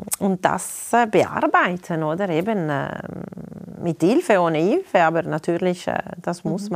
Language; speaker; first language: German; non-native, local second language; Italian